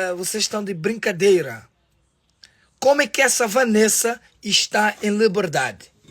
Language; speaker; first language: Portuguese; non-native, local second language; Kabuverdianu